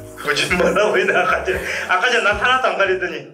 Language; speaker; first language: Korean; native; Korean